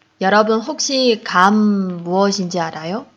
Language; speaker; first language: Korean; non-native, fluent; Chinese